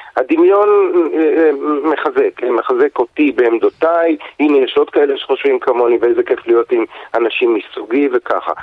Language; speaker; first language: Hebrew; native; Hebrew